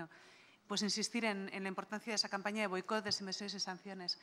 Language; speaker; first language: Spanish; native; Spanish